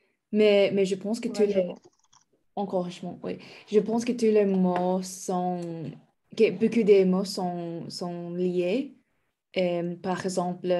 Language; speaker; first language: French; non-native, learner; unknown